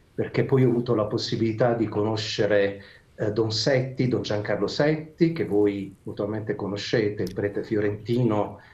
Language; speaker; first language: Italian; native; Italian